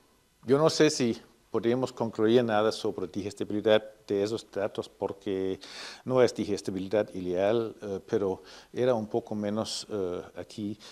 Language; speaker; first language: Spanish; non-native, fluent; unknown